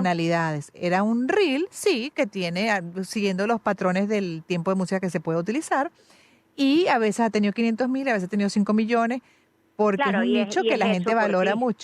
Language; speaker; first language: Spanish; native; Spanish